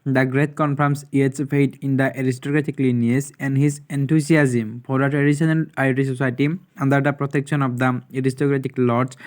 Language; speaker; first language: English; non-native, local second language; Assamese